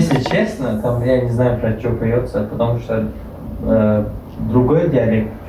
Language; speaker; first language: Russian; non-native, local second language; Tajik